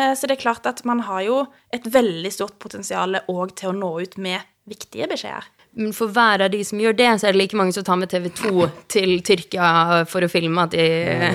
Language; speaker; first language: Norwegian; native; Norwegian